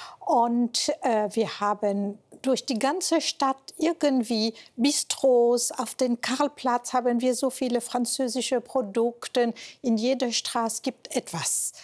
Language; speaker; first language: German; non-native, fluent; French